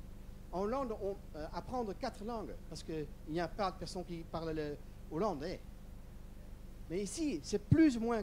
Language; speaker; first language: French; non-native, learner; Dutch